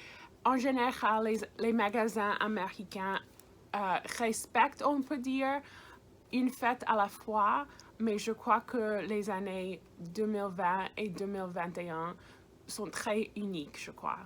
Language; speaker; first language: French; non-native, fluent; English